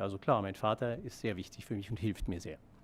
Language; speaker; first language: German; native; German